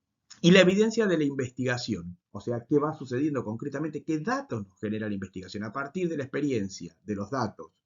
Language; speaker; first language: Spanish; native; Spanish